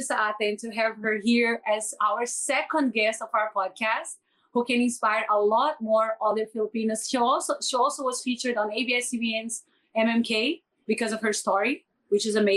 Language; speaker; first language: English; non-native, fluent; Portuguese